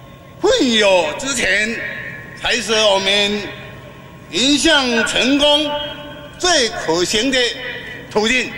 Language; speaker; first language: Chinese; non-native, local second language; Min Nan Chinese